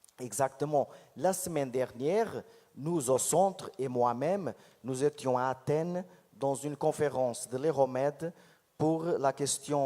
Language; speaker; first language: French; non-native, fluent; Portuguese